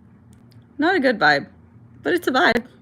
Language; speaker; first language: English; native; English